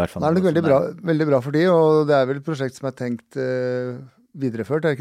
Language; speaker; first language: Norwegian; native; Norwegian